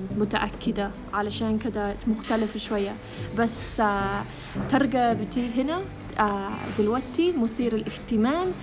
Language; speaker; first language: Arabic; non-native, learner; English